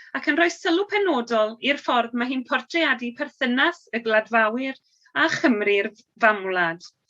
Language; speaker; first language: Welsh; native; Welsh